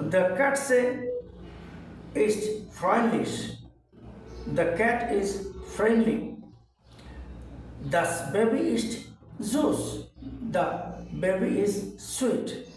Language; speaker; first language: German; non-native, learner; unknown